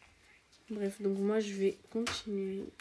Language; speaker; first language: French; native; French